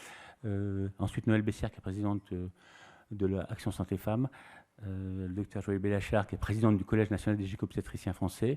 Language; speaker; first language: French; native; French